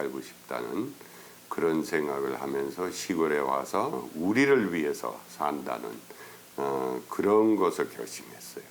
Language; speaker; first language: Korean; non-native, fluent; German